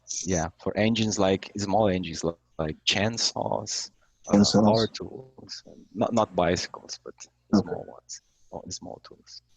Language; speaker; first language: English; non-native, learner; Portuguese